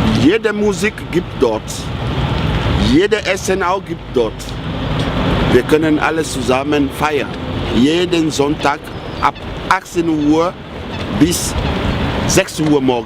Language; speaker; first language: German; non-native, learner; French